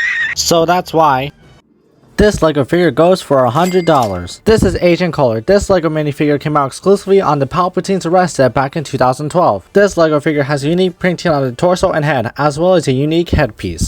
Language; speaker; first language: English; native; English